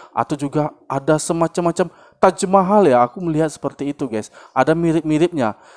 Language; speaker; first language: Indonesian; native; Indonesian